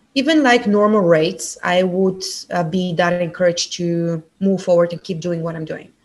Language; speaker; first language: English; non-native, fluent; Bulgarian